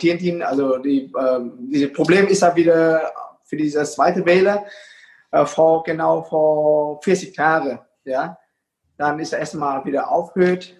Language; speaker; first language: German; non-native, fluent; Vietnamese